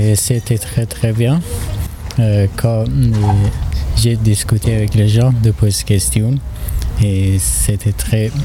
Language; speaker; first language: French; non-native, learner; Persian